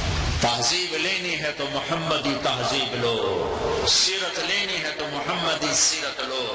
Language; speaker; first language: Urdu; non-native, local second language; Punjabi